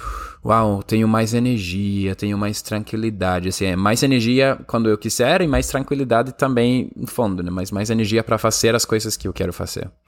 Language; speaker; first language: Portuguese; non-native, fluent; Spanish